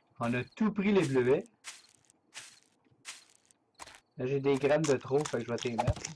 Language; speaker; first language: French; native; French